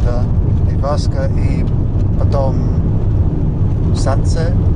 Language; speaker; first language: Russian; non-native, learner; English